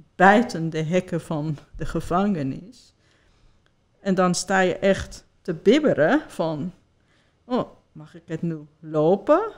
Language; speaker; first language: Dutch; non-native, fluent; Persian